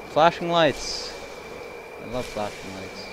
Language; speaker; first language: English; native; English